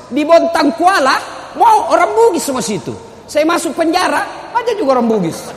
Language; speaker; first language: Indonesian; non-native, local second language; Buginese